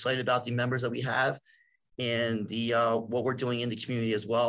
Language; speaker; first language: English; native; English